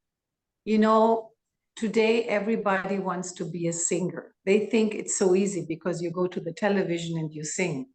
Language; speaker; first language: English; non-native, fluent; Greek